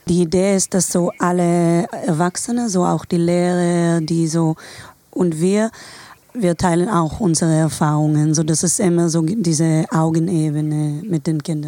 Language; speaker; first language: German; non-native, fluent; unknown